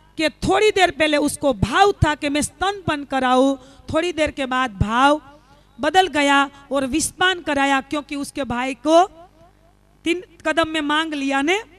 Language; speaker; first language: Hindi; non-native, local second language; Gujarati